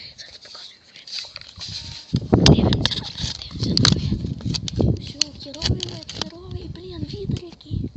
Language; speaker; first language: Ukrainian; native; Ukrainian